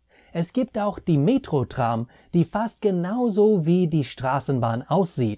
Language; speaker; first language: German; non-native, fluent; English